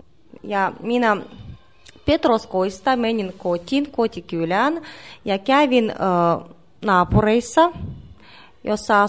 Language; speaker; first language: Finnish; non-native, learner; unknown